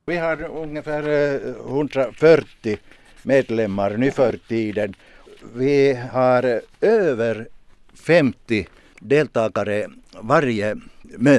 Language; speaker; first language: Swedish; non-native, local second language; Finnish